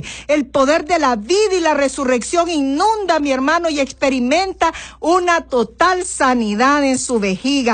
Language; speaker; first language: Spanish; native; Spanish